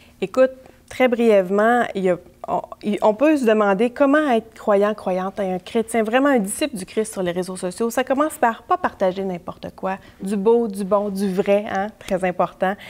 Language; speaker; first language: French; native; French